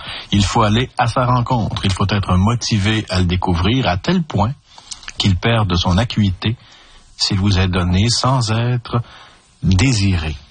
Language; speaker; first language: French; native; French